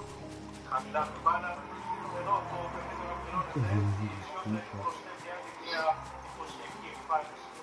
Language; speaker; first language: Greek; native; Greek